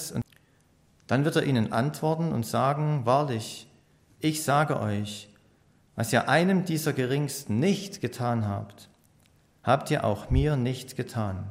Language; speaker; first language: German; native; German